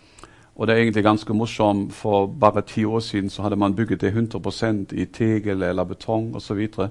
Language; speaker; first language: Norwegian; non-native, fluent; German